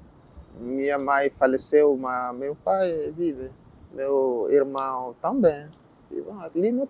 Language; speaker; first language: Portuguese; non-native, learner; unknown